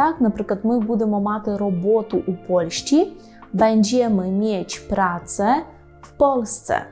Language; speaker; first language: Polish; non-native, fluent; Ukrainian